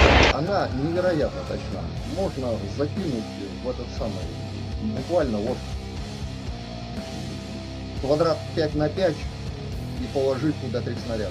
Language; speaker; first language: Russian; native; Russian